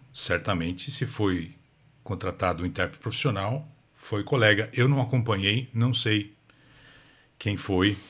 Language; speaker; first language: Portuguese; native; Portuguese